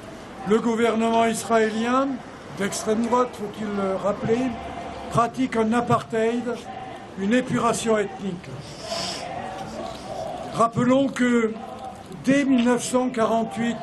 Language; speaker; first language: French; native; French